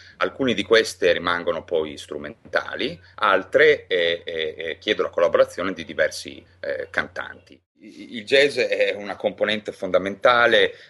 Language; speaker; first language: Italian; native; Italian